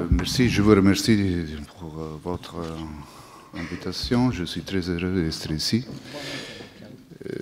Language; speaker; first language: French; non-native, fluent; Italian